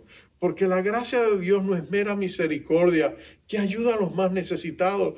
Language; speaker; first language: Spanish; native; Spanish